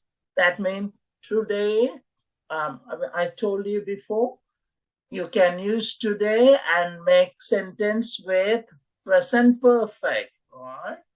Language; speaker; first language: English; non-native, fluent; Tamil